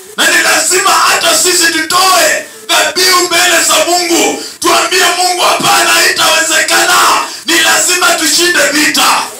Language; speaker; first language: Swahili; non-native, local second language; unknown